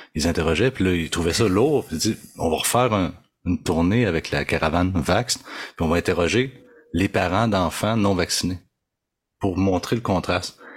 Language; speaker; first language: French; native; French